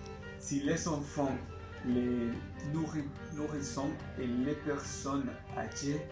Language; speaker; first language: French; non-native, learner; Spanish